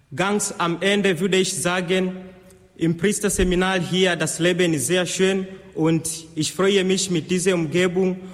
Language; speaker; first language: German; non-native, fluent; Swahili